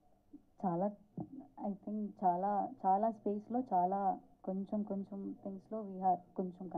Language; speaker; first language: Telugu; non-native, learner; Malayalam